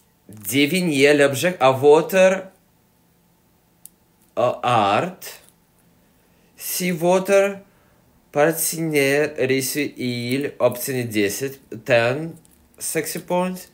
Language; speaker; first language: French; non-native, learner; English